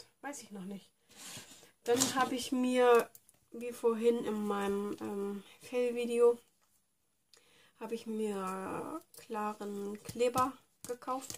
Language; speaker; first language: German; native; German